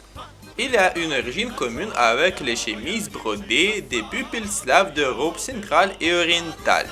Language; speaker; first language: French; non-native, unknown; Ukrainian